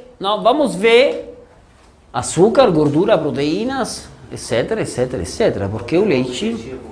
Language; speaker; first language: Portuguese; non-native, fluent; Italian